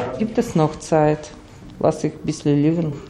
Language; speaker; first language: German; non-native, learner; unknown